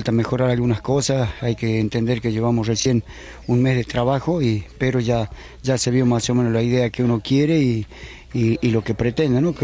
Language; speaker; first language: Spanish; native; Spanish